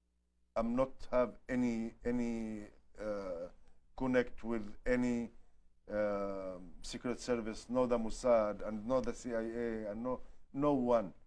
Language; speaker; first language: English; non-native, learner; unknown